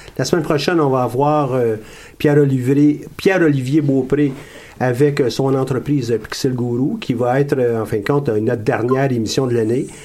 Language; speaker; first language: French; native; French